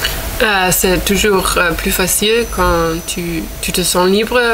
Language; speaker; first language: French; non-native, fluent; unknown